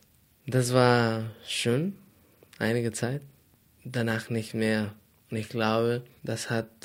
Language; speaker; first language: German; non-native, fluent; Spanish